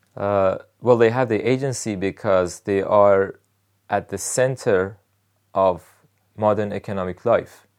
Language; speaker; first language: English; non-native, fluent; Persian